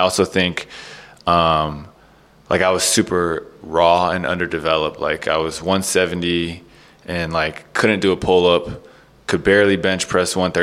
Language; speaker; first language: English; native; English